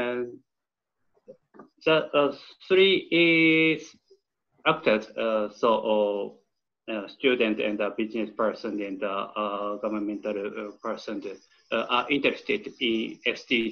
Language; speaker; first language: English; non-native, learner; Japanese